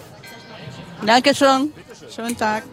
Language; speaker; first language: German; non-native, learner; Ukrainian